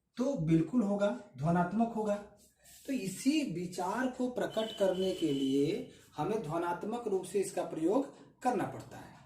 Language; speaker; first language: Hindi; native; Hindi